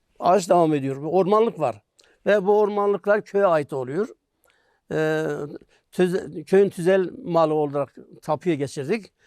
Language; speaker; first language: Turkish; non-native, local second language; Kurdish